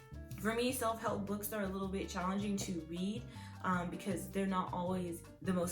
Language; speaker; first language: English; native; English